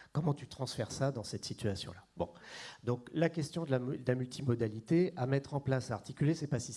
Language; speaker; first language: French; native; French